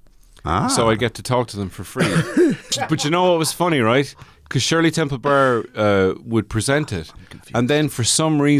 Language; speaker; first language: English; native; English